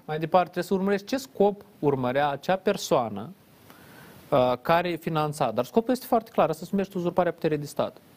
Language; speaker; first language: Romanian; native; Romanian